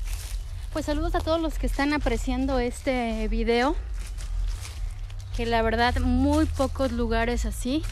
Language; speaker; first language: Spanish; native; Spanish